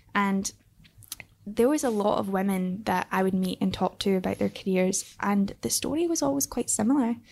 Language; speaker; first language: English; native; English